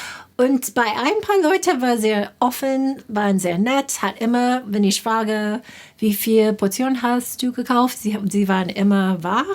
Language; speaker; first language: German; non-native, fluent; English